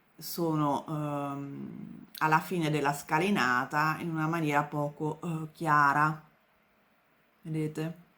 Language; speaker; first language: Italian; native; Italian